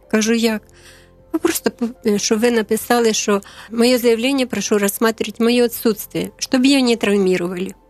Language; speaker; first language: Ukrainian; native; Ukrainian